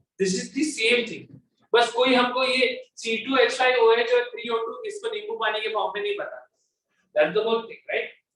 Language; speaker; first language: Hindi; non-native, local second language; Gujarati